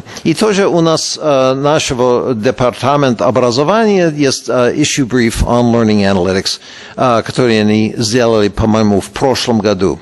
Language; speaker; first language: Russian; non-native, fluent; English